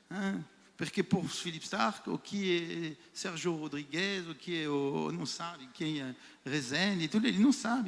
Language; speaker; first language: Portuguese; non-native, fluent; French